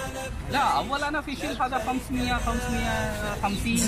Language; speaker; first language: Arabic; non-native, learner; Urdu